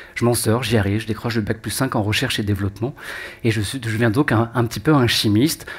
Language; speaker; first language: French; native; French